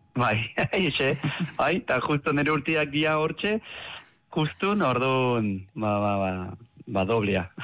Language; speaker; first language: Basque; early bilingual, heritage; Spanish